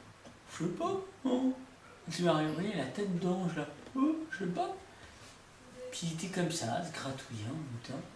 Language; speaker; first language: French; native; French